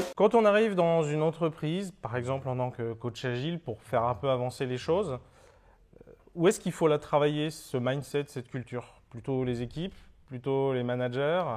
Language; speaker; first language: French; native; French